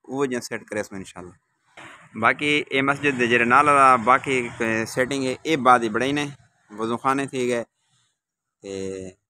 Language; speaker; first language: Urdu; non-native, local second language; Saraiki